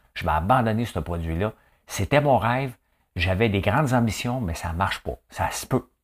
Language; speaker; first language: French; native; French